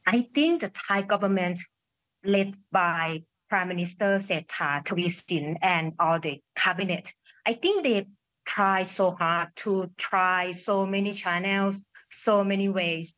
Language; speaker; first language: English; non-native, fluent; Thai